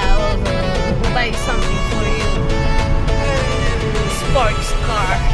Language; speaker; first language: English; non-native, learner; Filipino